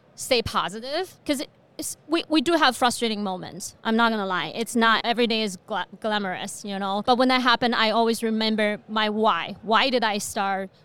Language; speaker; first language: English; non-native, fluent; Chinese